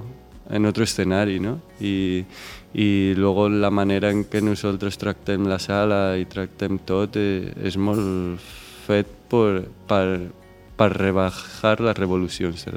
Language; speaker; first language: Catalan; non-native, local second language; Spanish